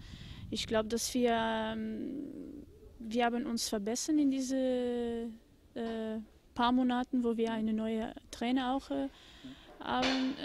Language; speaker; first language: German; non-native, fluent; Portuguese